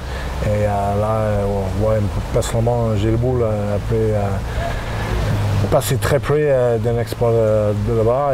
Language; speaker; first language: French; non-native, learner; English